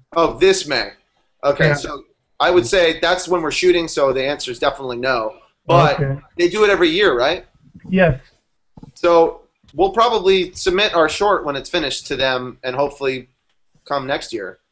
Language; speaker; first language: English; native; English